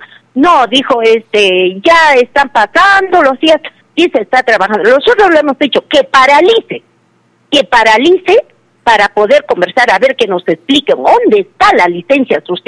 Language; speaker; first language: Spanish; native; Spanish